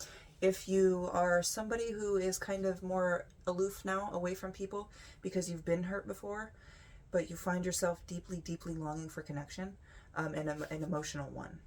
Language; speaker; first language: English; native; English